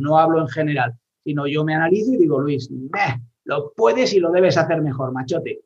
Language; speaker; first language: Spanish; native; Spanish